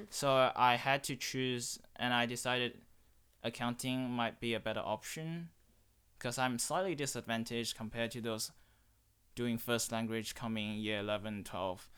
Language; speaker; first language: English; non-native, fluent; Chinese